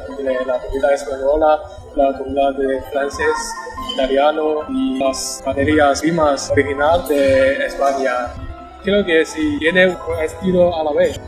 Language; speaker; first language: Spanish; non-native, learner; Chinese